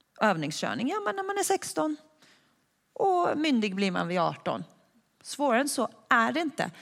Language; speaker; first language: Swedish; early bilingual, other home language; Persian